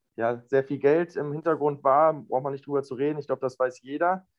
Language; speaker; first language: German; native; German